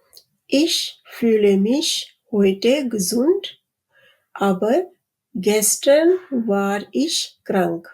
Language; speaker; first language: German; non-native, fluent; Urdu